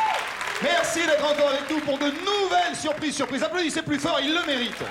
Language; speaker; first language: French; native; French